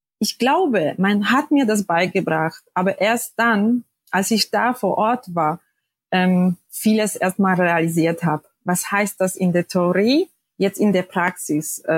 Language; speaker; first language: German; non-native, fluent; Polish